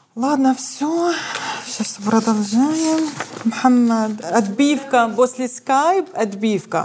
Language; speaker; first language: Russian; non-native, fluent; Arabic